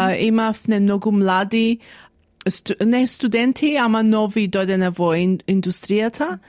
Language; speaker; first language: Macedonian; early bilingual, heritage; Macedonian